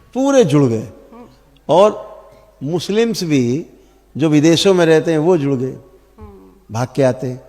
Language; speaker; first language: Hindi; native; Hindi